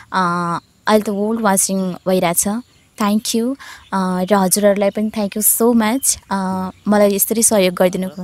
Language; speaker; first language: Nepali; non-native, local second language; Dangaura Tharu